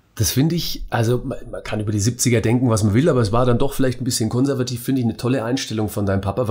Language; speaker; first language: German; native; German